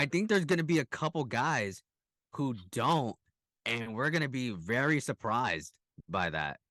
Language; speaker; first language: English; native; English